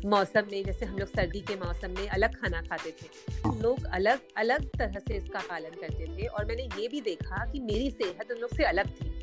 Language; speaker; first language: Hindi; non-native, local second language; Gujarati